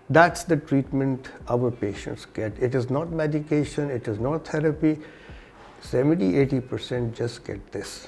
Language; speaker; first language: English; non-native, local second language; Urdu